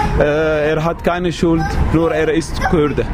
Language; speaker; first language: German; non-native, learner; Kurdish